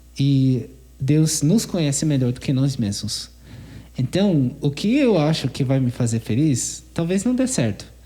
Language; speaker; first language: Portuguese; non-native, fluent; English